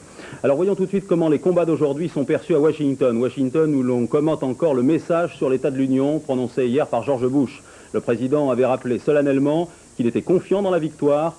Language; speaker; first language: French; native; French